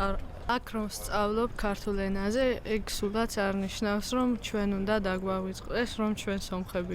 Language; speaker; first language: Georgian; non-native, local second language; Armenian